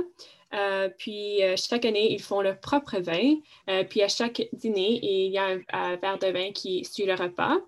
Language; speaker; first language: French; non-native, fluent; English